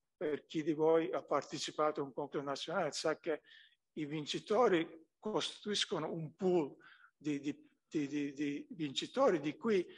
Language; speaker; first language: Italian; non-native, fluent; Turkish